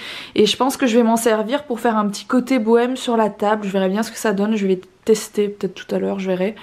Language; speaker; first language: French; native; French